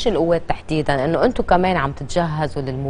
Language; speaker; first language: Arabic; native; Arabic